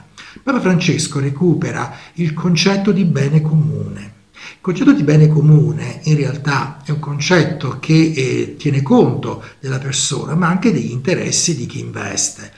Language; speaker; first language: Italian; native; Italian